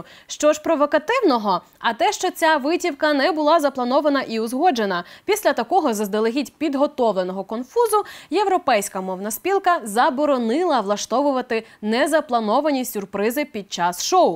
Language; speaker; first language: Ukrainian; native; Ukrainian